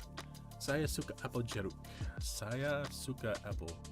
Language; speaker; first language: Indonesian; non-native, learner; English